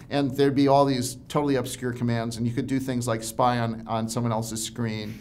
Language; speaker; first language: English; native; English